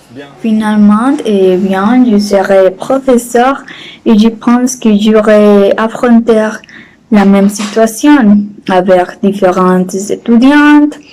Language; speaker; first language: French; non-native, learner; Spanish